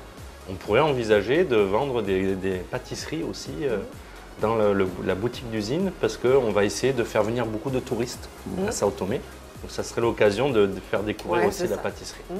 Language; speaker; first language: French; native; French